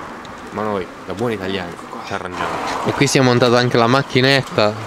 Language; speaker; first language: Italian; native; Italian